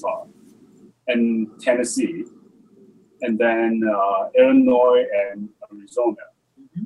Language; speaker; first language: English; non-native, local second language; Cantonese